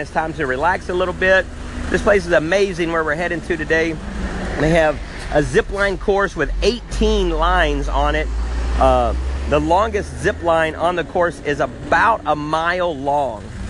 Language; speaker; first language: English; native; English